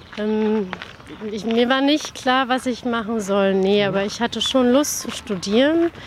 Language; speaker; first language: German; early bilingual, other home language; Persian